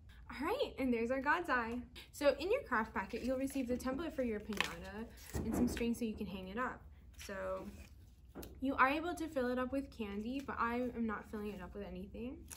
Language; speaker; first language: English; native; English